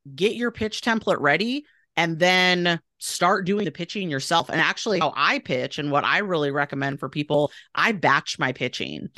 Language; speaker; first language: English; native; English